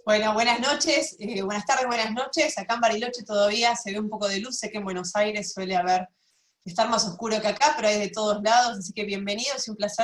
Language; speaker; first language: Spanish; native; Spanish